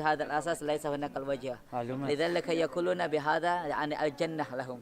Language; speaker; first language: Arabic; non-native, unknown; Indonesian